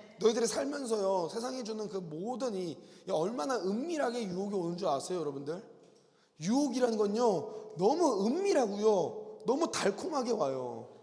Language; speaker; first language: Korean; native; Korean